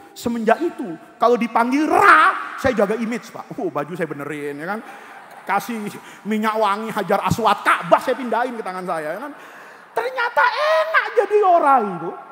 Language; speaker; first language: Indonesian; native; Indonesian